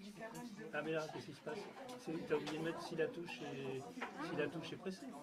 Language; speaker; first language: French; native; French